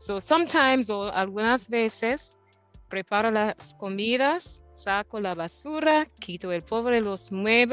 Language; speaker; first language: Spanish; non-native, fluent; English